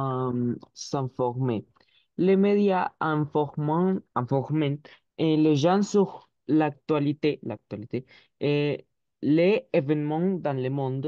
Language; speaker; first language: French; non-native, learner; Spanish